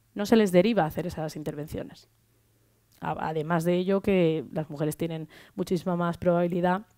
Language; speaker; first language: Spanish; native; Spanish